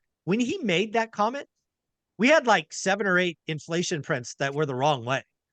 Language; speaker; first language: English; native; English